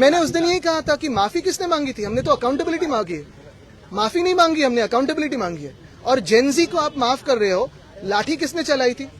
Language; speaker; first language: Hindi; non-native, local second language; Marathi